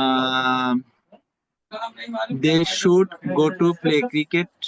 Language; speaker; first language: English; non-native, learner; Bangla